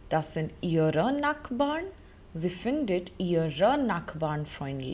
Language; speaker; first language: German; non-native, fluent; Hindi